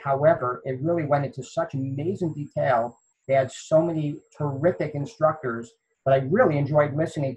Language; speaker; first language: English; native; English